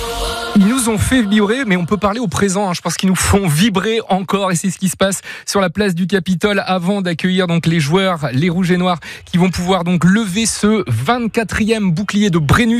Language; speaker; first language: French; native; French